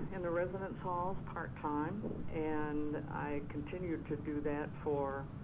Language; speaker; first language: English; native; English